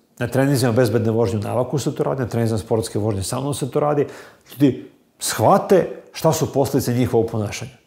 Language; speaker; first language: Serbian; native; Serbian